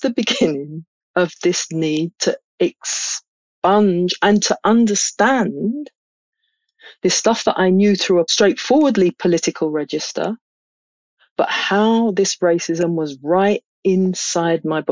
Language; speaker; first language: English; native; English